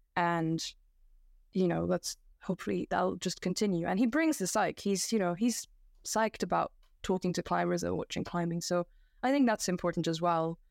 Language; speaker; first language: English; non-native, fluent; Dutch